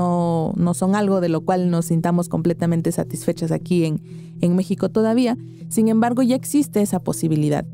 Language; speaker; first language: Spanish; native; Spanish